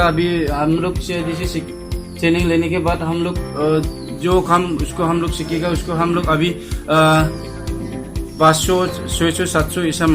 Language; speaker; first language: Hindi; non-native, local second language; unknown